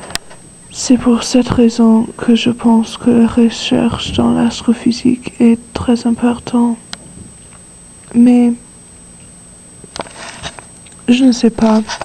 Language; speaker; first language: French; non-native, learner; English